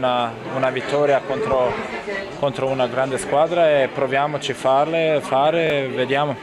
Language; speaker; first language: Italian; non-native, learner; Bosnian